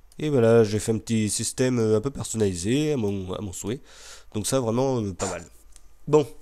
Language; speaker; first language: French; native; French